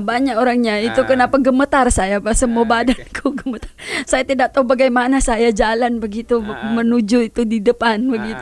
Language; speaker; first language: Indonesian; non-native, fluent; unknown